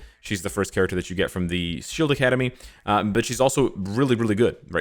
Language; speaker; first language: English; native; English